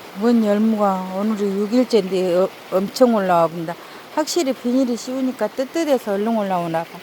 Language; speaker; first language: Korean; native; Korean